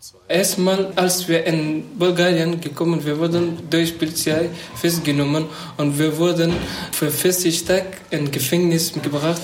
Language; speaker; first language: German; non-native, learner; Persian